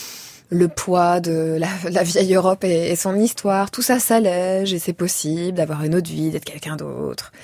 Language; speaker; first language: French; native; French